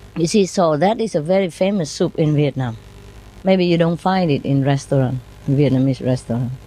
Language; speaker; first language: English; non-native, fluent; Vietnamese